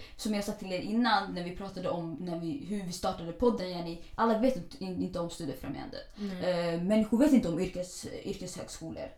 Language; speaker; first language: Swedish; early bilingual, other home language; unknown